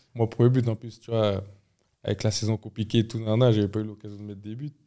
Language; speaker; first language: French; native; French